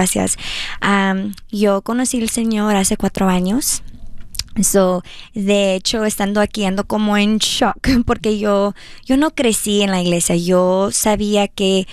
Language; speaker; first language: Spanish; early bilingual, heritage; Spanish